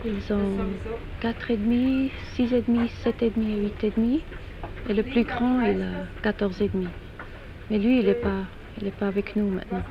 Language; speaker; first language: French; non-native, fluent; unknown